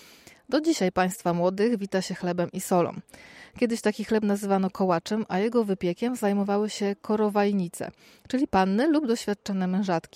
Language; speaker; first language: Polish; native; Polish